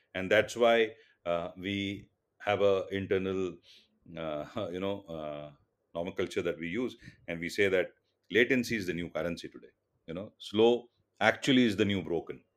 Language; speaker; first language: English; non-native, local second language; Tulu